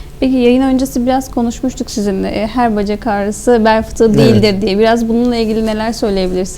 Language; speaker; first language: Turkish; native; Turkish